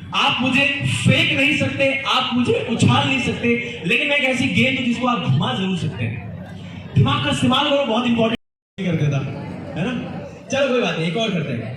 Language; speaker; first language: Hindi; native; Hindi